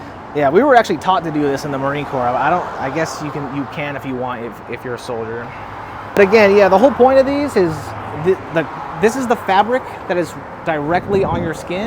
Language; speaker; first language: English; native; English